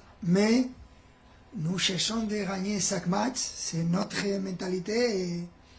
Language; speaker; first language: French; non-native, fluent; Spanish